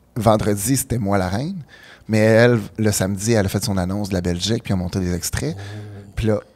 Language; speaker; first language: French; native; French